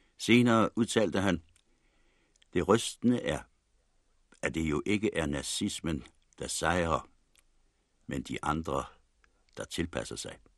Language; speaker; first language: Danish; native; Danish